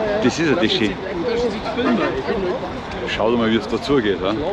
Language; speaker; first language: German; native; German